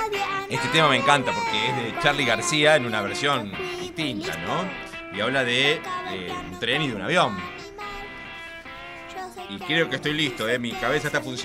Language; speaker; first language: Spanish; native; Spanish